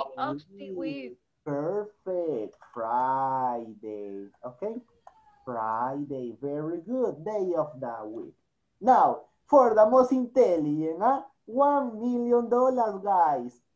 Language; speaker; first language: English; non-native, fluent; Spanish